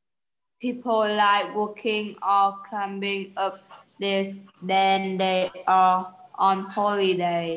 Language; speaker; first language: English; non-native, learner; Vietnamese